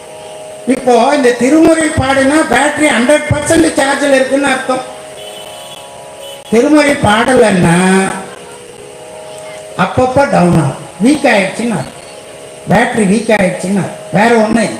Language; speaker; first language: Tamil; native; Tamil